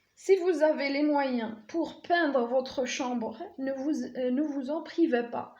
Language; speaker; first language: French; non-native, local second language; Arabic